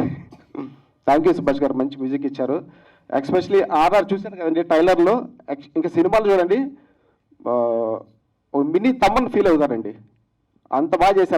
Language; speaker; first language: Telugu; native; Telugu